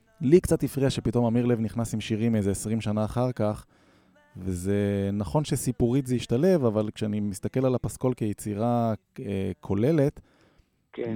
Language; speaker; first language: Hebrew; native; Hebrew